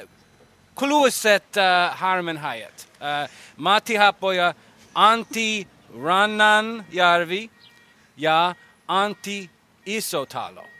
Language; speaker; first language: Finnish; non-native, learner; English